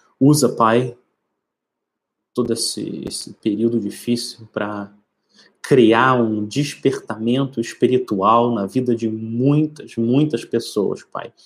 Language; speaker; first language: Portuguese; native; Portuguese